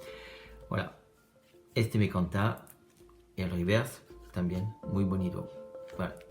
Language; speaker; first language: Spanish; non-native, learner; French